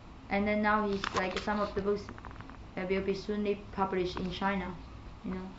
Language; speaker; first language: English; non-native, learner; Chinese